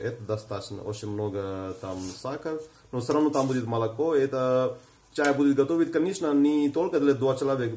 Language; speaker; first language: Russian; non-native, fluent; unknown